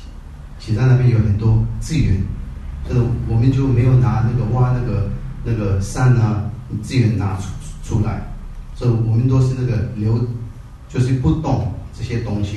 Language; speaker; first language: Chinese; non-native, learner; Tibetan